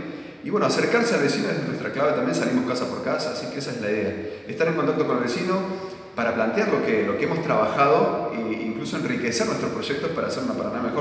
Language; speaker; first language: Spanish; native; Spanish